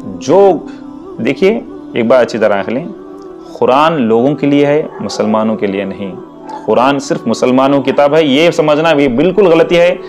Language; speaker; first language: Urdu; native; Urdu